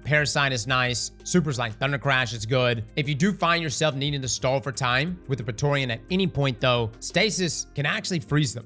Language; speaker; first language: English; native; English